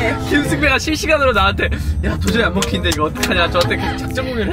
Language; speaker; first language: Korean; native; Korean